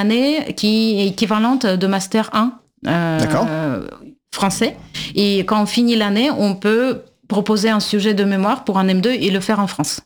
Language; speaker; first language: French; non-native, fluent; Russian